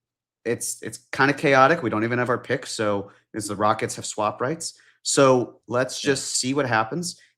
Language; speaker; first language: English; native; English